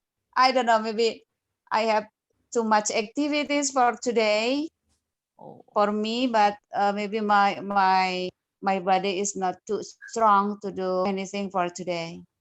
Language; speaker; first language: English; non-native, learner; Indonesian